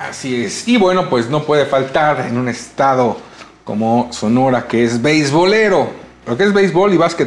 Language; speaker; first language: Spanish; native; Spanish